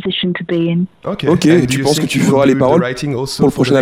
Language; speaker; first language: French; native; French